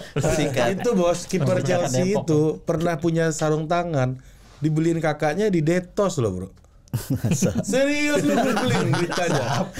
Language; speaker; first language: Indonesian; non-native, local second language; Minangkabau